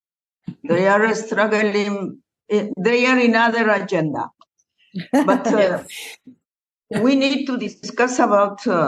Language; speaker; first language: English; non-native, learner; Spanish